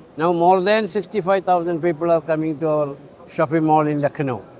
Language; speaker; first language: English; non-native, local second language; Malayalam